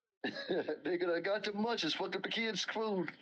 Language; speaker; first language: English; native; English